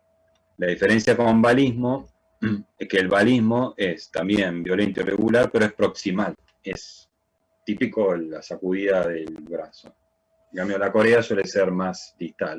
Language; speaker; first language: Spanish; native; Spanish